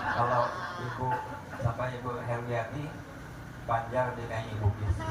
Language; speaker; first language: Indonesian; native; Indonesian